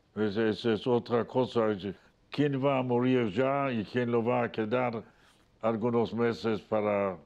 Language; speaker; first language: Spanish; non-native, fluent; Polish